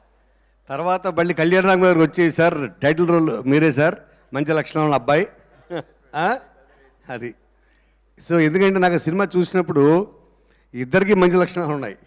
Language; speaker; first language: Telugu; native; Telugu